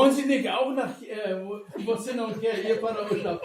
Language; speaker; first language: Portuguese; non-native, fluent; German